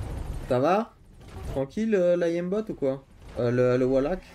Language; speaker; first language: French; native; French